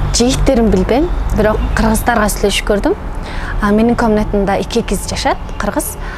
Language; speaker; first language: Kyrgyz; non-native, learner; Mongolian